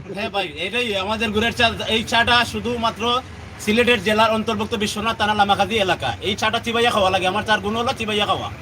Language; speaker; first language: Bangla; native; Bangla